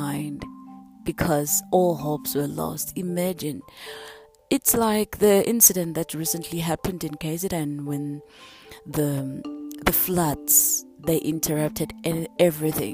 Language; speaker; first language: English; non-native, local second language; Zulu